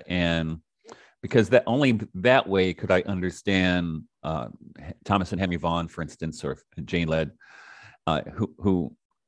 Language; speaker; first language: English; native; English